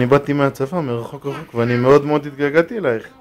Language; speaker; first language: Hebrew; native; Hebrew